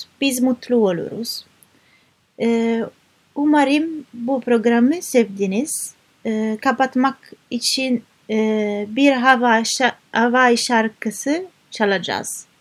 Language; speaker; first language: Turkish; non-native, learner; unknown